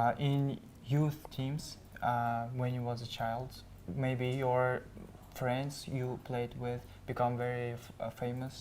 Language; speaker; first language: English; non-native, learner; Uzbek